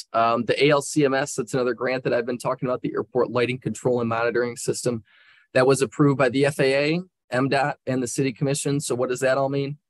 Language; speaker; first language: English; native; English